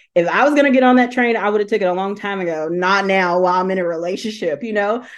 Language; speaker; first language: English; native; English